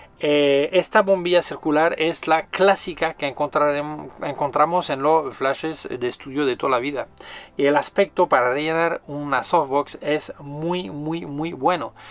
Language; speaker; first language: Spanish; non-native, fluent; French